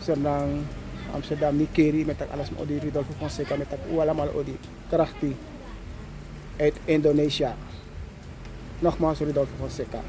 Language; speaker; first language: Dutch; non-native, local second language; Sranan Tongo